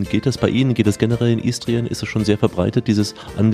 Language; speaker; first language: German; native; German